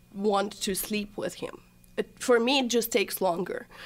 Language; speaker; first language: English; non-native, fluent; Russian